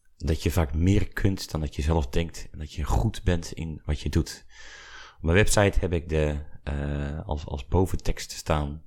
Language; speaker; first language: Dutch; native; Dutch